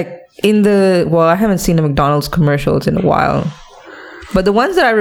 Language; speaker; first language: English; non-native, local second language; Tamil